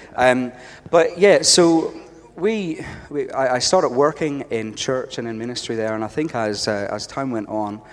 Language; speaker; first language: English; native; English